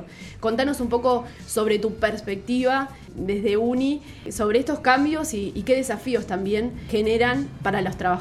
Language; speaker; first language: Spanish; native; Spanish